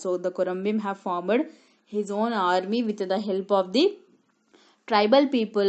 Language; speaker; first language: English; non-native, local second language; Telugu